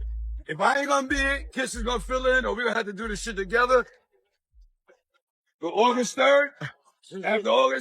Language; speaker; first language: English; native; English